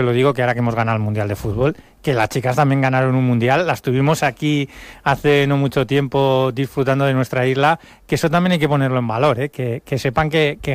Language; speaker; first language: Spanish; native; Spanish